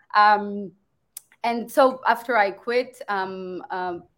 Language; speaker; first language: English; non-native, fluent; French